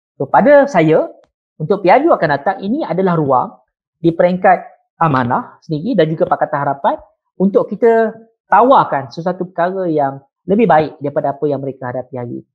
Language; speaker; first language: Malay; native; Malay